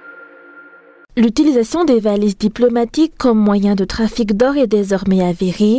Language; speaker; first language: French; non-native, local second language; Malagasy